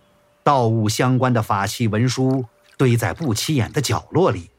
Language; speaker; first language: Chinese; native; Chinese